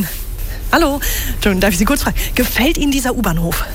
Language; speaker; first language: German; native; German